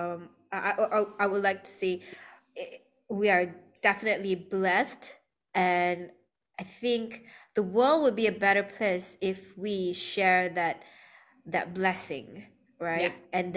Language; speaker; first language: English; non-native, local second language; Malay